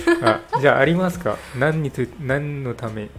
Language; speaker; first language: Japanese; non-native, learner; English